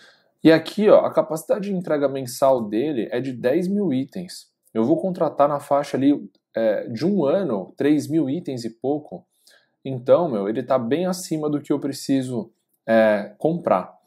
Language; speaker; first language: Portuguese; native; Portuguese